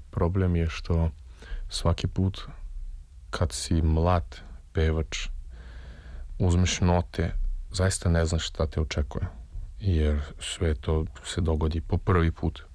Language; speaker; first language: Serbian; non-native, fluent; Russian